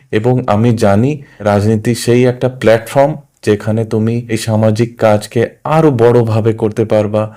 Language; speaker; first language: Bangla; early bilingual, heritage; Bangla